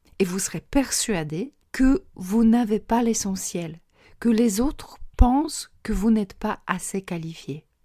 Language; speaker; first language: French; non-native, fluent; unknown